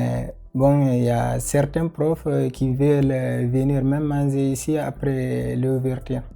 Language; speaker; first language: French; non-native, fluent; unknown